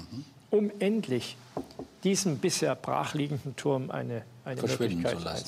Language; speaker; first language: German; native; German